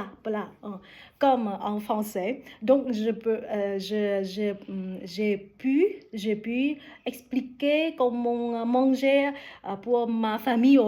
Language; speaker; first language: French; non-native, learner; Vietnamese